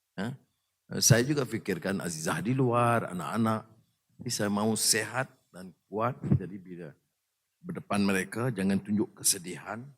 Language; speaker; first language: Malay; native; Malay